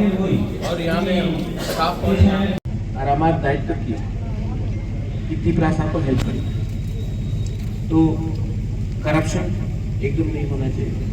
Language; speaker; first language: Hindi; non-native, local second language; Kok Borok